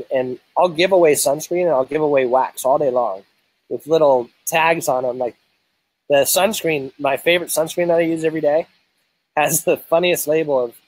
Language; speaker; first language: English; native; English